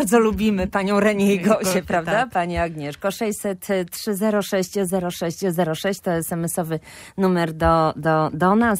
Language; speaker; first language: Polish; native; Polish